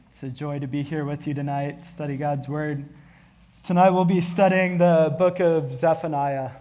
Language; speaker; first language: English; native; English